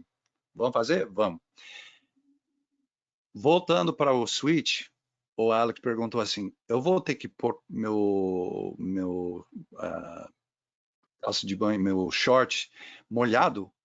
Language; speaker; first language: Portuguese; non-native, fluent; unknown